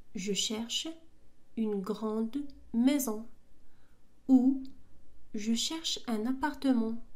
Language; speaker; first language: French; non-native, local second language; Arabic